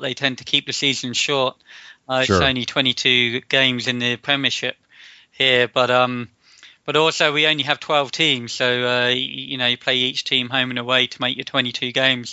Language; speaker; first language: English; native; English